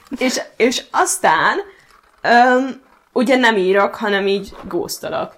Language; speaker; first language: Hungarian; native; Hungarian